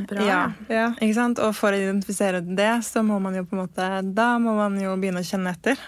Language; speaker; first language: Norwegian; native; Norwegian